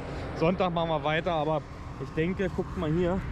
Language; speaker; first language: German; native; German